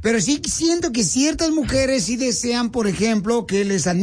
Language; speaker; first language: Spanish; native; Spanish